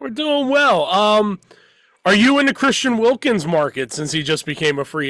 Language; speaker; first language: English; native; English